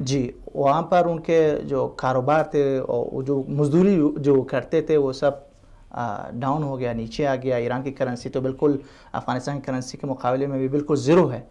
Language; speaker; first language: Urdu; non-native, fluent; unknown